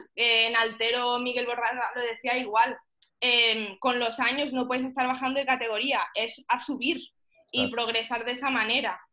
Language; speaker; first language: Spanish; early bilingual, heritage; Spanish